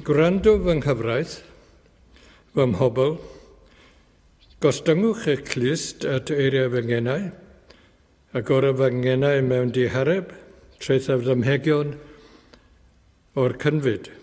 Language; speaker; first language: Welsh; native; Welsh